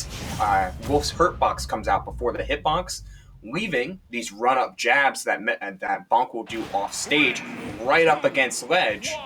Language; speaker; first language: English; native; English